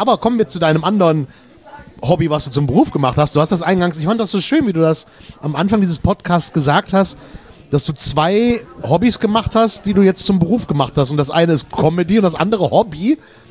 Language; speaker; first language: German; native; German